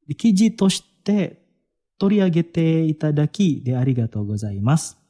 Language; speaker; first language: Japanese; non-native, fluent; Indonesian